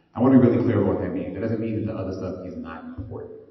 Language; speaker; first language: English; native; English